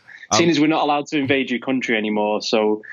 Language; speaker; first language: English; native; English